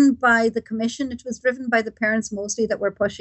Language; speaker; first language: English; native; English